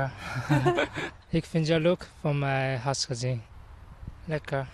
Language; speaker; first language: Dutch; non-native, learner; Chinese